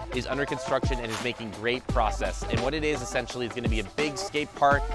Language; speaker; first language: English; native; English